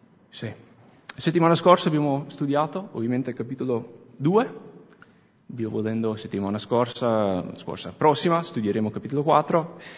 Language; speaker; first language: Italian; non-native, fluent; English